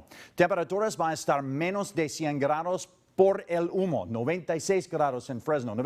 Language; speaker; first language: Spanish; non-native, learner; English